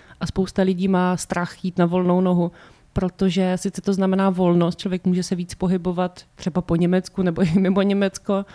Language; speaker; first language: Czech; native; Czech